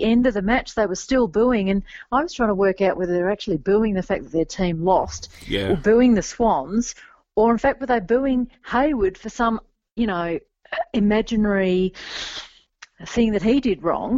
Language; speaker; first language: English; native; English